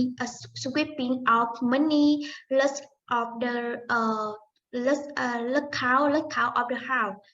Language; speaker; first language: English; non-native, learner; Vietnamese